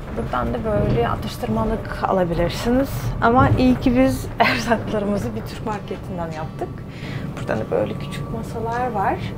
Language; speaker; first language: Turkish; non-native, fluent; Russian